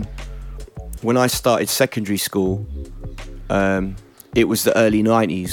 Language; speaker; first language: English; native; English